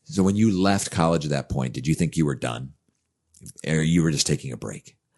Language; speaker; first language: English; native; English